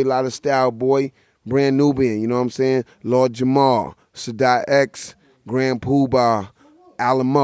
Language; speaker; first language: English; native; English